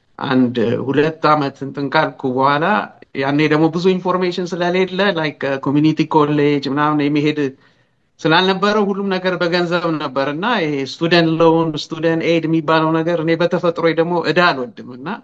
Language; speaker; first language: Amharic; native; Amharic